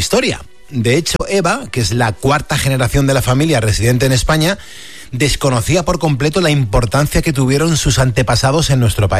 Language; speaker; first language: Spanish; native; Spanish